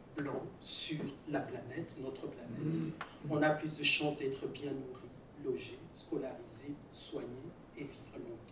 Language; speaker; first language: French; non-native, local second language; Swahili